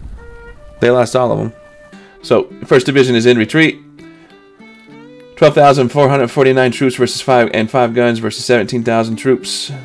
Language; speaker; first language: English; native; English